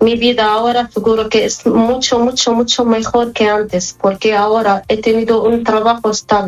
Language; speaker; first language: Spanish; non-native, fluent; Arabic